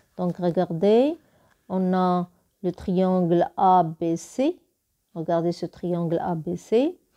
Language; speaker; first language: French; non-native, local second language; Arabic